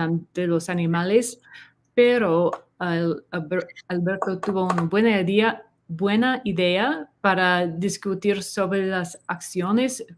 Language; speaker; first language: Spanish; non-native, learner; English